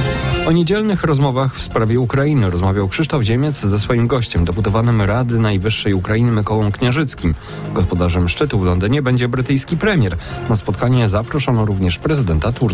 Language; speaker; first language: Polish; native; Polish